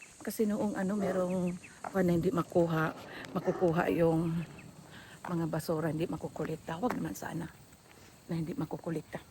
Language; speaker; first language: Filipino; non-native, local second language; Cebuano